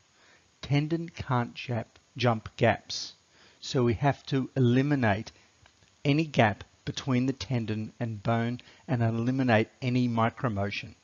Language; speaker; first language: English; native; English